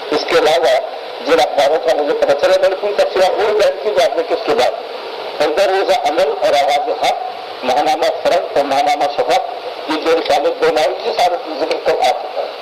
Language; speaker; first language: Urdu; native; Urdu